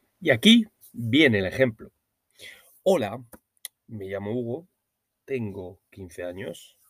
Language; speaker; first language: Spanish; non-native, learner; Norwegian